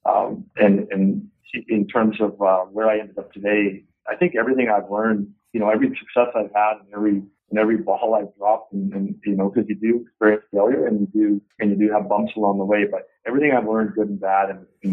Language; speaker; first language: English; native; English